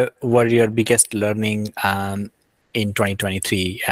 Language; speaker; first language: English; non-native, local second language; Gujarati